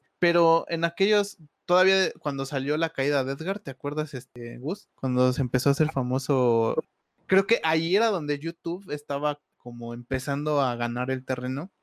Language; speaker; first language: Spanish; native; Spanish